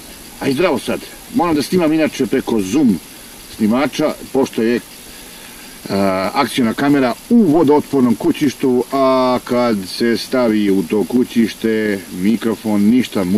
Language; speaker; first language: Serbian; native; Serbian